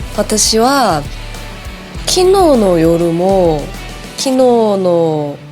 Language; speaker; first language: Japanese; non-native, learner; Korean